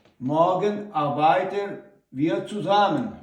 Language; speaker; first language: German; non-native, learner; Ukrainian